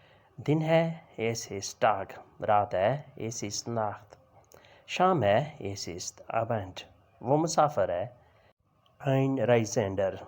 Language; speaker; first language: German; non-native, learner; Urdu